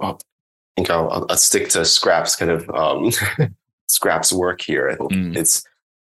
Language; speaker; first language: English; non-native, local second language; Cantonese